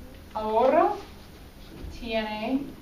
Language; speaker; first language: Spanish; non-native, fluent; English